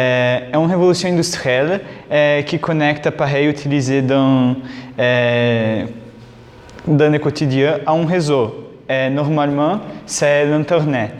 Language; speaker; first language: French; non-native, learner; Portuguese